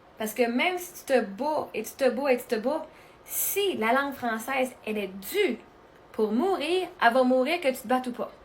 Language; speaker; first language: French; native; French